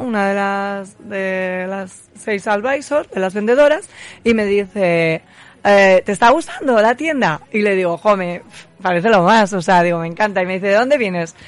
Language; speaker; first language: Spanish; native; Spanish